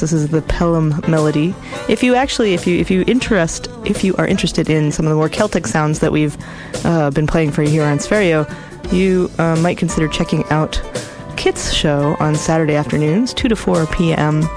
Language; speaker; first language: English; native; English